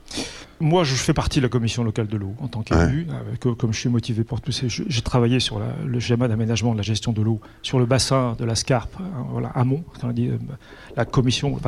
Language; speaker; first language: French; native; French